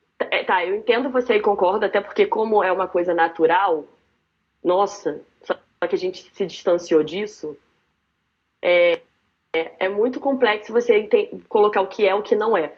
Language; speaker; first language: Portuguese; native; Portuguese